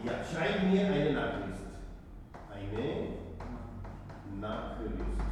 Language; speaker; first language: German; non-native, fluent; Hindi